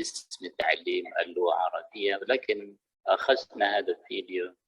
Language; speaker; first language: Arabic; non-native, fluent; Indonesian